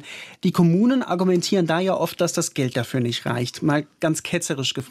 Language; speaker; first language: German; native; German